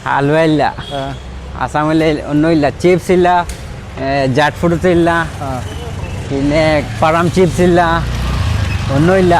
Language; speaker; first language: Malayalam; non-native, learner; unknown